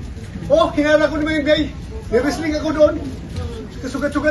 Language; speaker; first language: Filipino; native; Filipino